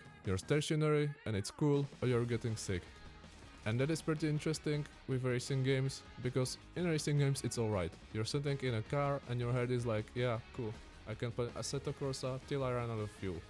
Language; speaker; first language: English; non-native, fluent; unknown